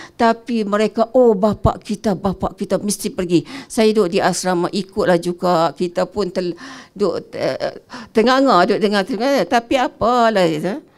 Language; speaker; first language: Malay; native; Malay